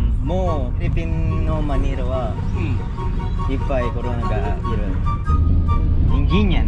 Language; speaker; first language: Japanese; non-native, learner; Filipino